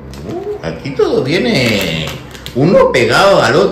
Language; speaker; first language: Spanish; native; Spanish